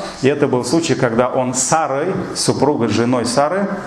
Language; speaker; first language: Russian; non-native, local second language; Tatar